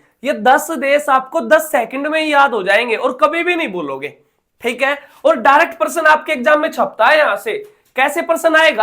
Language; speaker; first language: Hindi; native; Hindi